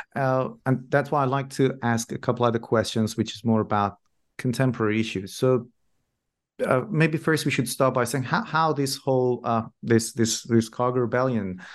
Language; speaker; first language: English; non-native, fluent; Persian